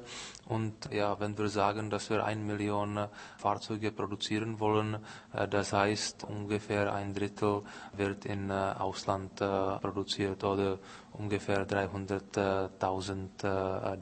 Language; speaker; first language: German; non-native, fluent; Czech